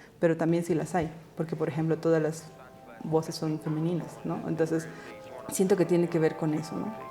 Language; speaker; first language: Spanish; early bilingual, other home language; Russian